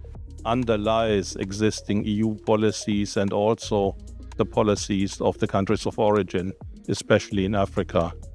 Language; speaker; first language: English; non-native, fluent; German